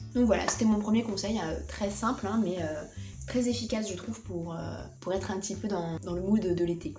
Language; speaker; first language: French; native; French